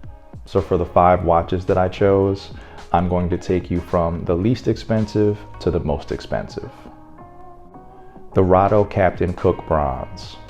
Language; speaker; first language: English; native; English